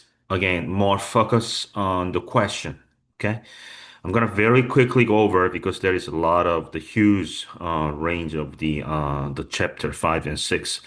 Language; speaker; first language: English; non-native, fluent; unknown